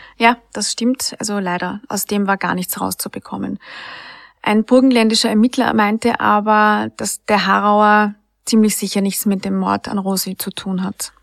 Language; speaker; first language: German; native; German